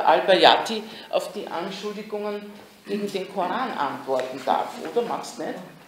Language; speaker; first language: German; native; German